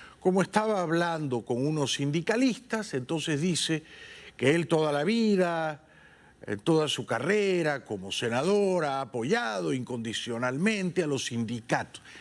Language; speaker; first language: Spanish; native; Spanish